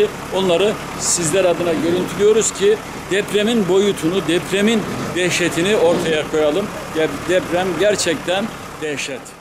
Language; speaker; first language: Turkish; native; Turkish